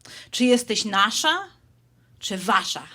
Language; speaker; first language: Polish; early bilingual, heritage; Polish